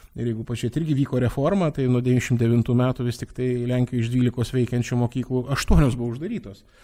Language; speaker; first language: Lithuanian; native; Lithuanian